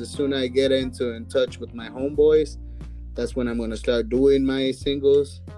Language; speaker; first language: English; non-native, fluent; Spanish